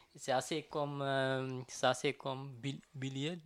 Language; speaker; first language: French; non-native, learner; Tamil